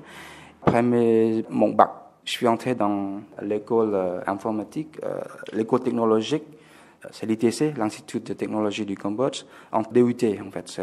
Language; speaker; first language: French; non-native, fluent; Khmer